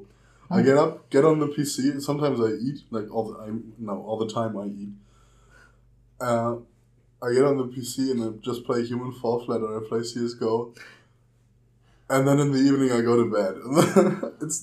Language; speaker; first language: English; non-native, fluent; German